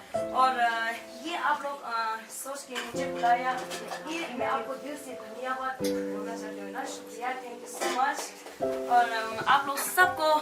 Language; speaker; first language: Hindi; non-native, local second language; Tibetan